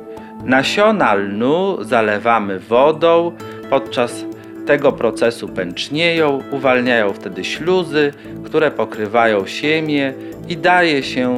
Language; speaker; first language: Polish; native; Polish